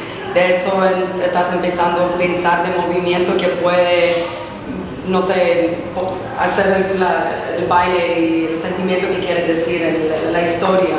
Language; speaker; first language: Spanish; non-native, fluent; English